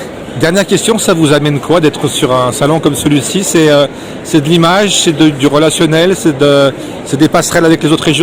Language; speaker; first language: French; native; French